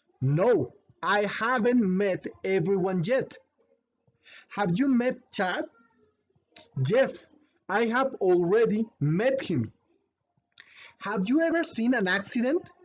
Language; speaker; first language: English; non-native, fluent; Spanish